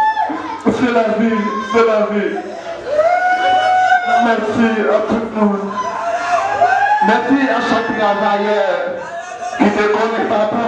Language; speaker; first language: French; non-native, local second language; Haitian Creole